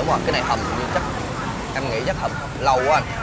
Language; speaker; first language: Vietnamese; native; Vietnamese